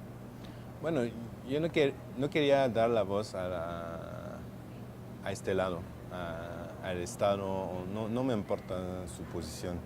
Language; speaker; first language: Spanish; non-native, fluent; French